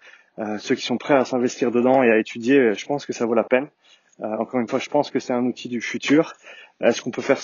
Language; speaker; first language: French; native; French